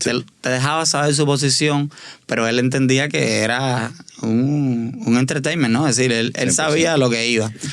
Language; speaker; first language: Spanish; native; Spanish